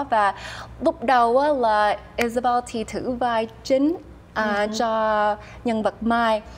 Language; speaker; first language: Vietnamese; early bilingual, heritage; Vietnamese